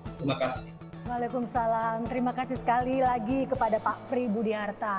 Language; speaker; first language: Indonesian; native; Indonesian